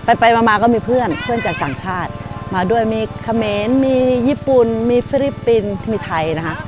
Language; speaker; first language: Thai; native; Thai